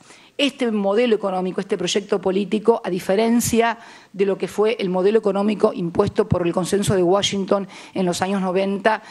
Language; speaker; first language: Spanish; native; Spanish